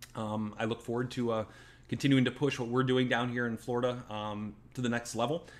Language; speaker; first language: English; native; English